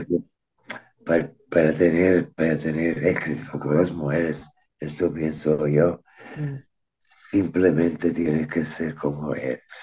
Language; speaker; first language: Spanish; non-native, fluent; Italian